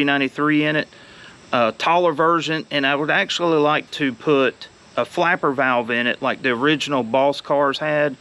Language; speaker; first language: English; native; English